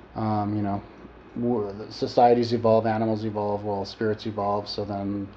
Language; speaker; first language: English; native; English